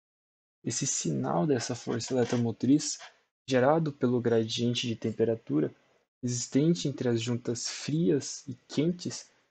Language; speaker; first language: Portuguese; native; Portuguese